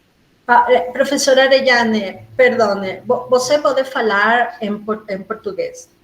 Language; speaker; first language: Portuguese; non-native, learner; Spanish